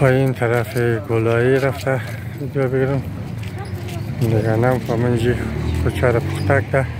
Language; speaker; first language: Persian; native; Persian